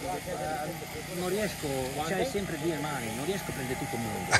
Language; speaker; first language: Italian; non-native, learner; Slovak